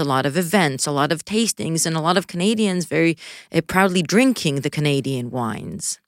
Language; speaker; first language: English; native; English